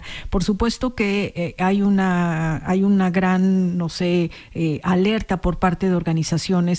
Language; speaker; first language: Spanish; native; Spanish